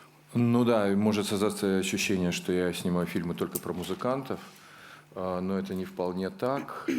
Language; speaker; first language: Russian; native; Russian